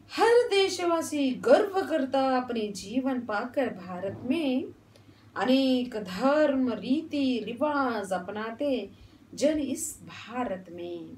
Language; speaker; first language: Hindi; non-native, local second language; Kannada